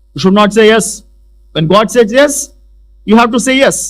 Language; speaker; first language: English; non-native, local second language; Telugu